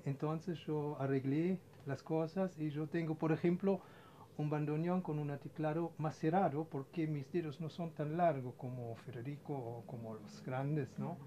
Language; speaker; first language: Spanish; non-native, fluent; German